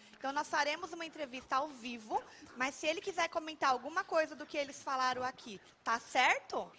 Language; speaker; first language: Portuguese; native; Portuguese